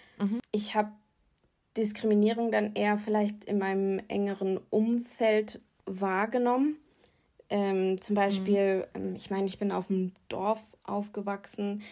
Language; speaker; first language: German; native; German